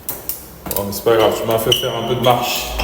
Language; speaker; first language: French; native; French